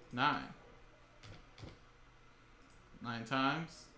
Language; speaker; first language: English; native; English